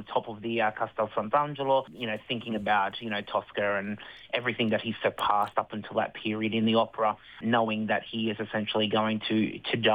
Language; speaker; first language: English; native; English